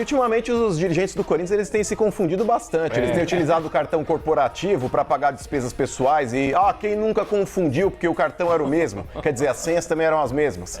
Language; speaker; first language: Portuguese; native; Portuguese